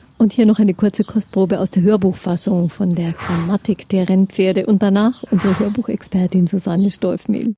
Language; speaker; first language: German; native; German